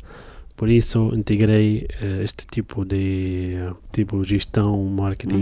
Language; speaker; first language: Portuguese; non-native, fluent; Arabic